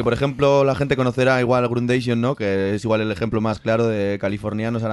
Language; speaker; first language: Spanish; native; Spanish